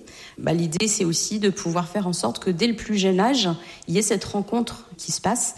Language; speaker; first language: French; native; French